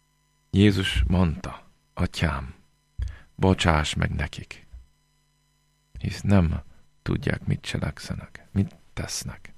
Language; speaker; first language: Hungarian; non-native, fluent; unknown